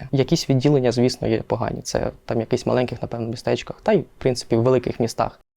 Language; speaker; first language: Ukrainian; non-native, local second language; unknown